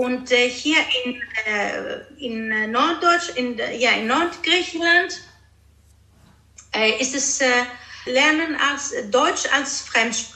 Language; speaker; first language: German; early bilingual, other home language; Greek